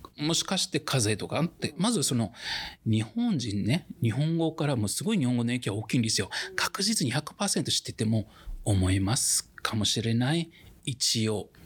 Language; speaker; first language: Japanese; non-native, fluent; Arabic